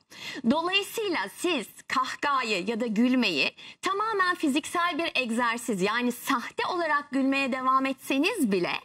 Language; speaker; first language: Turkish; native; Turkish